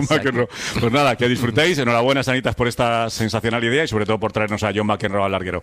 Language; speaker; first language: Spanish; native; Spanish